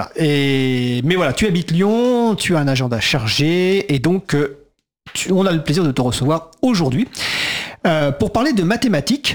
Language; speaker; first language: French; native; French